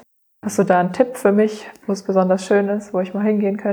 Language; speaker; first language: German; native; German